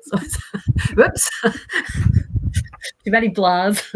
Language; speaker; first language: English; native; English